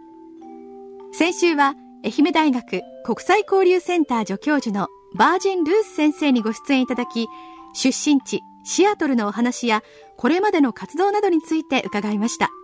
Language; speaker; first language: Japanese; native; Japanese